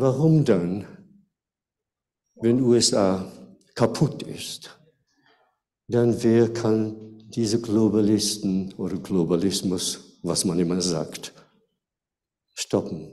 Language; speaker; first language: German; non-native, fluent; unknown